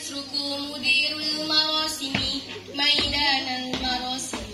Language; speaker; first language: Arabic; non-native, learner; Indonesian